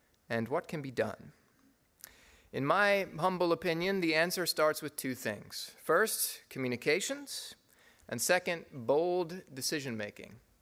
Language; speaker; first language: English; native; English